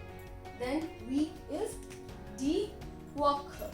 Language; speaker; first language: German; non-native, learner; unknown